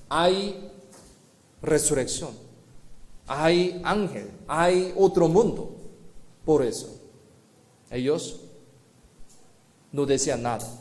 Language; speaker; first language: Spanish; non-native, fluent; Korean